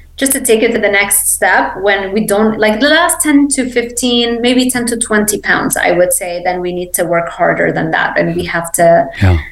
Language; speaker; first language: English; non-native, fluent; Arabic